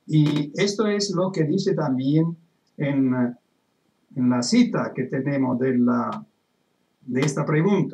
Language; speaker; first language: Spanish; non-native, fluent; Italian